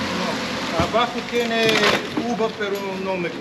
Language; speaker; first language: Spanish; non-native, learner; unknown